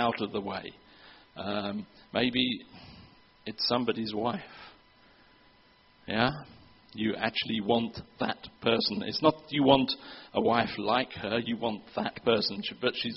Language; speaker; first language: English; native; English